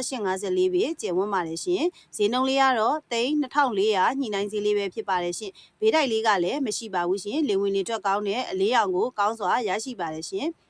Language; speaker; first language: Burmese; native; Burmese